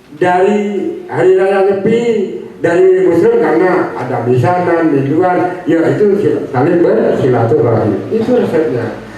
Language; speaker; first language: Indonesian; non-native, local second language; Javanese